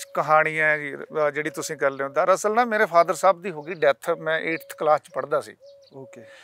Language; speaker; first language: Punjabi; native; Punjabi